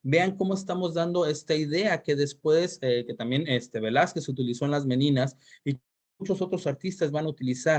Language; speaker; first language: Spanish; native; Spanish